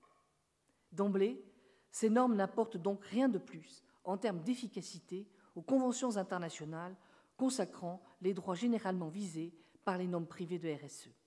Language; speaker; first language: French; native; French